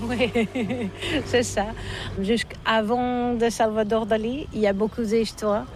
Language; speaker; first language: French; non-native, learner; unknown